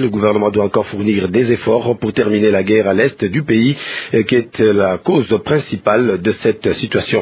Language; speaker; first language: French; non-native, local second language; Lingala